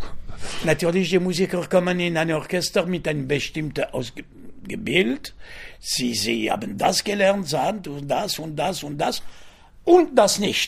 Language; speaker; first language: German; non-native, fluent; French